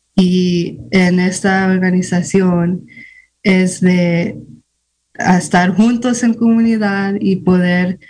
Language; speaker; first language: Spanish; early bilingual, heritage; Spanish